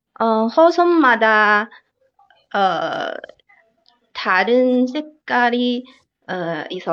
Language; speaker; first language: Korean; non-native, learner; Chinese